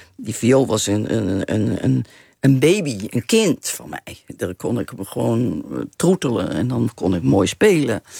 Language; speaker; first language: Dutch; native; Dutch